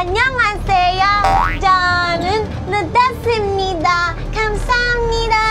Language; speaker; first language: Korean; non-native, learner; Filipino